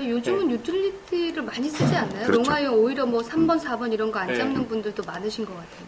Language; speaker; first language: Korean; native; Korean